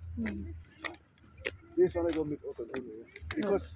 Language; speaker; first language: English; non-native, learner; German